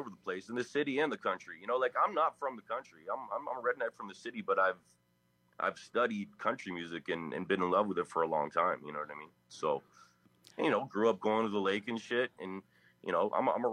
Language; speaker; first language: English; native; English